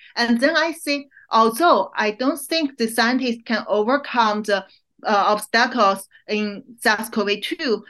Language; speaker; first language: English; non-native, fluent; Chinese